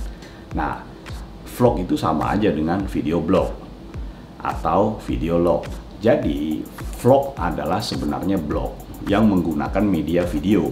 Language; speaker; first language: Indonesian; native; Indonesian